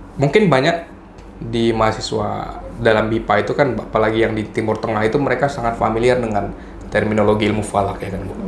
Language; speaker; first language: Indonesian; native; Indonesian